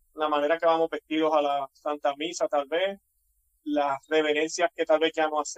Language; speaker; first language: Spanish; native; Spanish